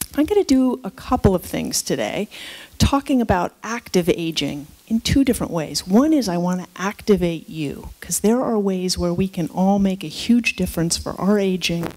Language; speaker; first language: English; native; English